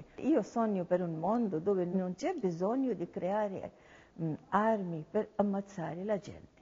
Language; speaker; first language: Italian; non-native, learner; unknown